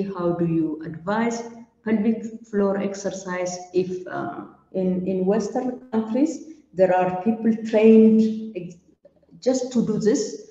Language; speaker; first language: English; non-native, local second language; Amharic